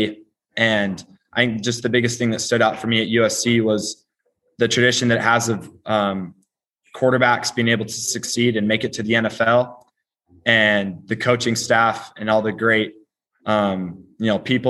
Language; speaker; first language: English; native; English